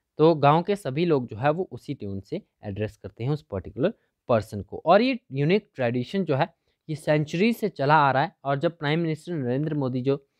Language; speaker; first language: Hindi; native; Hindi